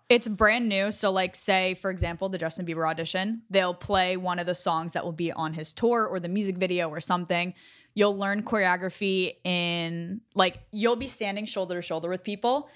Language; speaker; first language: English; native; English